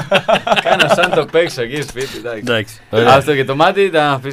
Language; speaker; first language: Greek; non-native, learner; Spanish